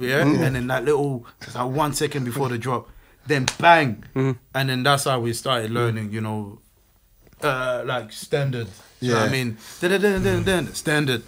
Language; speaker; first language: English; non-native, fluent; French